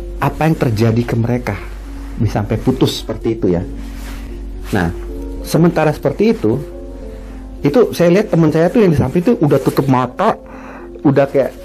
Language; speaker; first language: Indonesian; native; Indonesian